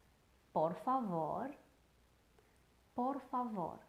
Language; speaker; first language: Spanish; non-native, fluent; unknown